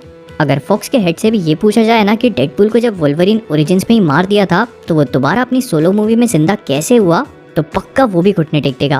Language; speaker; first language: Hindi; native; Hindi